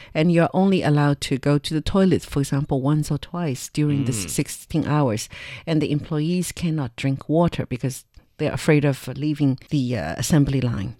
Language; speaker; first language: English; non-native, fluent; Chinese